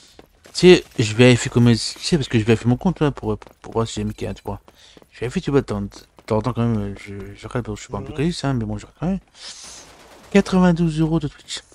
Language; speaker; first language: French; native; French